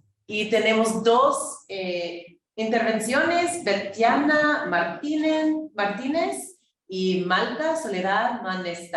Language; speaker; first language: Spanish; non-native, fluent; English